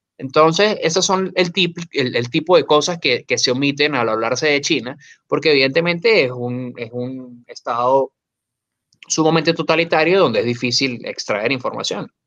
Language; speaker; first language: Spanish; native; Spanish